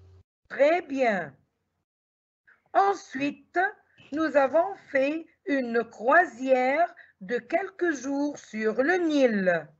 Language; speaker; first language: French; non-native, fluent; Arabic